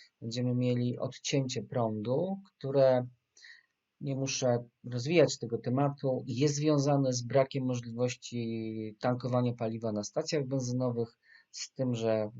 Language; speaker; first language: Polish; native; Polish